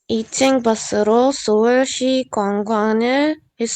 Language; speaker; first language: Korean; non-native, learner; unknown